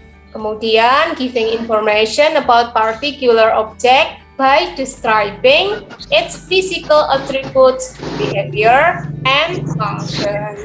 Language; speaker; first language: English; non-native, learner; Indonesian